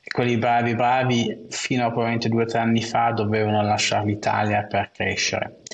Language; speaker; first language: Italian; non-native, local second language; German